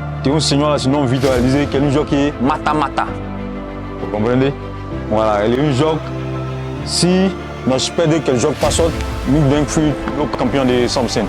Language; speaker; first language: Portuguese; non-native, learner; French